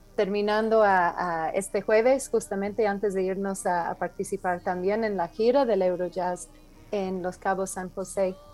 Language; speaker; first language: Spanish; non-native, fluent; English